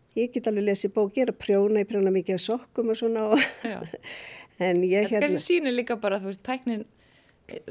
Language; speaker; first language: Icelandic; native; Icelandic